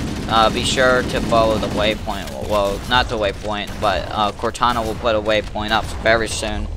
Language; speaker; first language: English; native; English